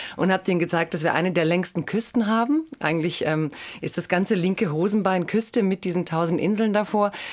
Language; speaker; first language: German; early bilingual, other home language; Croatian